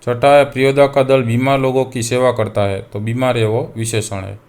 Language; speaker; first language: Hindi; non-native, local second language; Gujarati